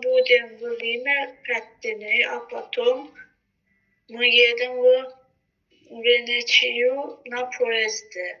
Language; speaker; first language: Russian; non-native, learner; Azerbaijani